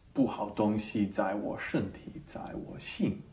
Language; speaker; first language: Chinese; non-native, learner; English